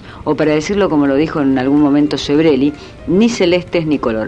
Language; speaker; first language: Spanish; native; Spanish